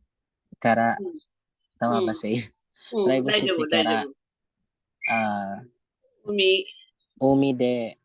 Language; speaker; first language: Japanese; non-native, learner; Filipino